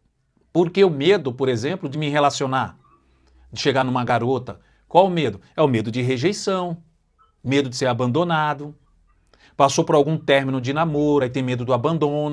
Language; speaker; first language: Portuguese; native; Portuguese